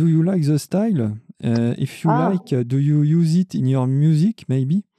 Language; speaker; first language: English; non-native, learner; French